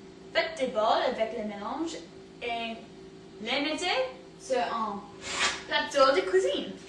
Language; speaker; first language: French; non-native, learner; English